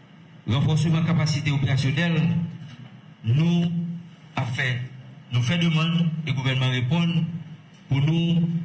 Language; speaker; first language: French; non-native, local second language; Haitian Creole